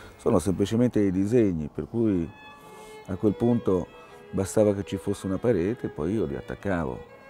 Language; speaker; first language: Italian; native; Italian